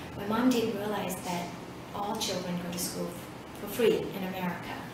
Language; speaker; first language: English; early bilingual, other home language; Vietnamese